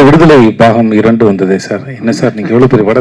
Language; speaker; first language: Tamil; native; Tamil